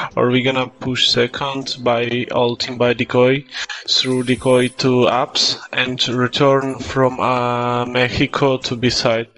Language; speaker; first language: English; non-native, learner; Russian